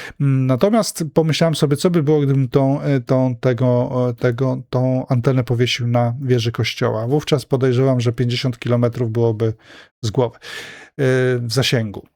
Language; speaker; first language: Polish; native; Polish